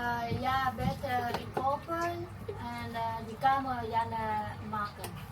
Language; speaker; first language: Dutch; non-native, learner; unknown